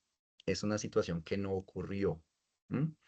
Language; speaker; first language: Spanish; native; Spanish